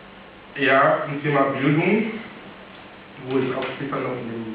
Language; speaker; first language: German; non-native, fluent; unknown